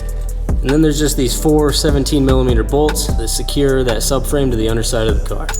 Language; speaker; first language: English; native; English